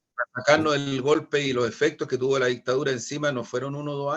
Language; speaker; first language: Spanish; native; Spanish